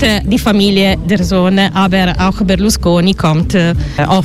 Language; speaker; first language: German; non-native, learner; Italian